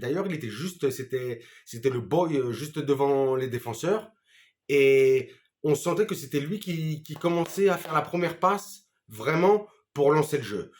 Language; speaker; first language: French; native; French